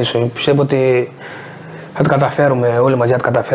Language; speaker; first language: Greek; non-native, fluent; Portuguese